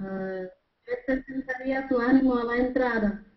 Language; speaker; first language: Spanish; non-native, fluent; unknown